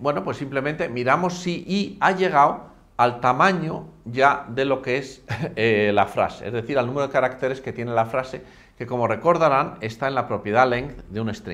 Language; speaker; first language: Spanish; native; Spanish